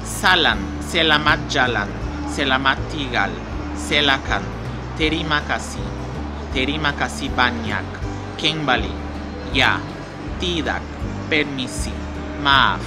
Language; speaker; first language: Indonesian; non-native, learner; Portuguese